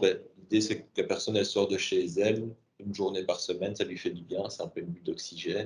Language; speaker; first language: French; native; French